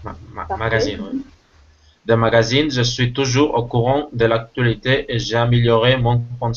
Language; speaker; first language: French; non-native, learner; Spanish